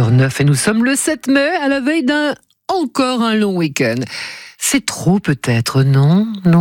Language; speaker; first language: French; native; French